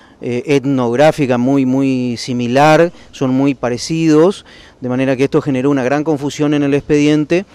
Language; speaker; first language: Spanish; native; Spanish